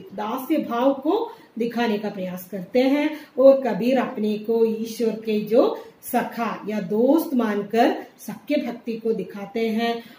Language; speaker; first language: Hindi; non-native, local second language; Malayalam